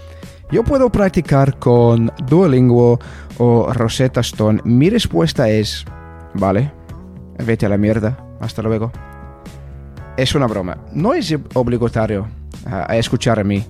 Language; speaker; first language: Spanish; non-native, fluent; English